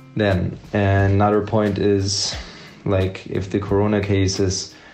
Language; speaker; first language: English; non-native, fluent; German